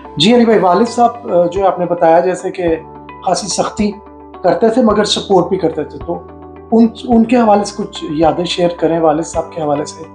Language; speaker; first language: Urdu; native; Urdu